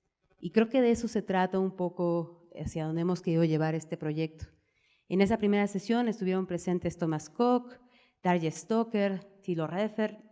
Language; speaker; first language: Spanish; native; Spanish